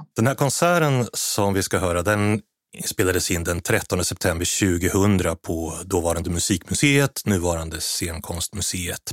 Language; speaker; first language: Swedish; native; Swedish